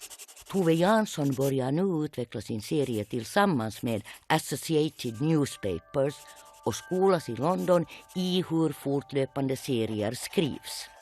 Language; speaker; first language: Swedish; native; Swedish